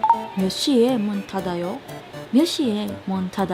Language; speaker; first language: Korean; non-native, learner; Filipino